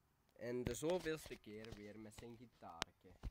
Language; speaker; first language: Dutch; native; Dutch